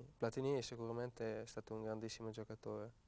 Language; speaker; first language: Italian; non-native, fluent; Dutch